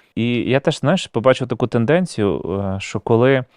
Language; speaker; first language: Ukrainian; native; Ukrainian